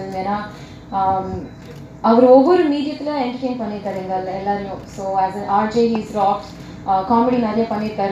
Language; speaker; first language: Tamil; non-native, learner; English